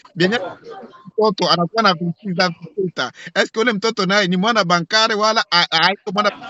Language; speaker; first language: Swahili; native; Swahili